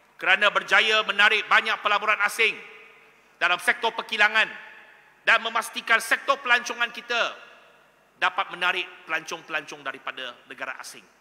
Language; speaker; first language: Malay; non-native, local second language; Chinese